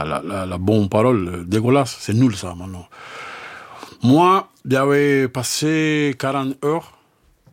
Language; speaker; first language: French; non-native, fluent; Spanish